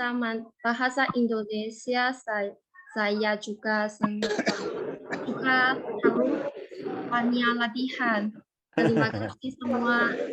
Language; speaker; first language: Indonesian; non-native, fluent; Chinese